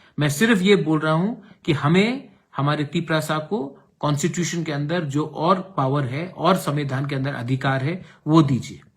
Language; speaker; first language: Hindi; non-native, local second language; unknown